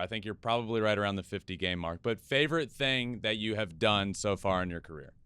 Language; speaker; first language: English; native; English